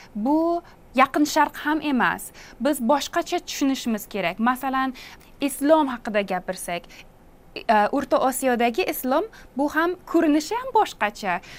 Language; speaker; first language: Uzbek; non-native, fluent; English